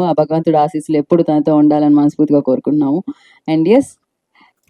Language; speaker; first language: Telugu; native; Telugu